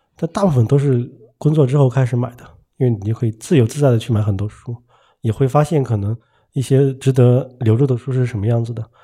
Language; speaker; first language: Chinese; native; Chinese